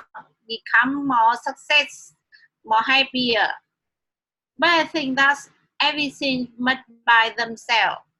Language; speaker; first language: English; non-native, learner; Vietnamese